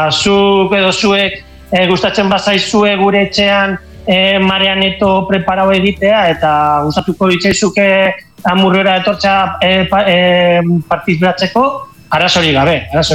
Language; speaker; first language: Basque; non-native, local second language; Spanish